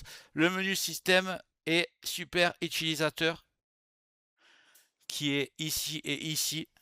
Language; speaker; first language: French; native; French